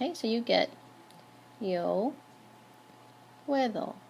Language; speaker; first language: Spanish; non-native, fluent; English